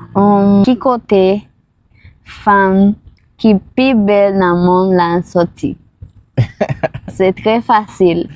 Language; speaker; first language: French; non-native, learner; Spanish